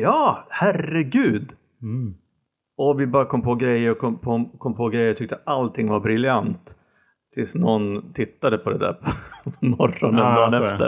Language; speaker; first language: Swedish; native; Swedish